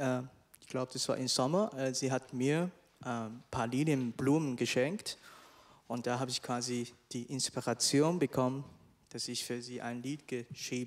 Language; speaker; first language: German; non-native, fluent; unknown